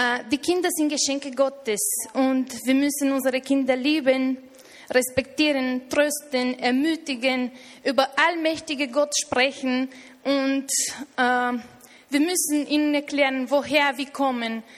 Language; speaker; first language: German; non-native, fluent; Romanian